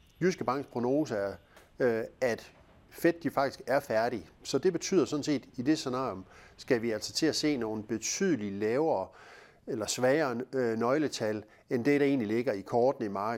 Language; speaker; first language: Danish; native; Danish